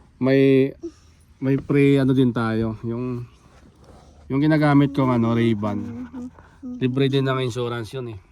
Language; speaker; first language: Filipino; non-native, local second language; Hiligaynon